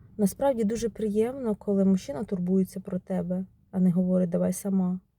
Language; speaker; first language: Ukrainian; non-native, local second language; Russian